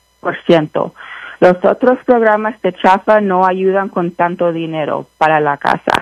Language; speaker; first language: Spanish; early bilingual, heritage; Spanish